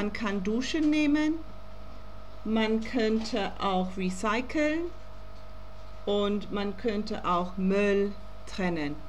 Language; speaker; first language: German; non-native, learner; English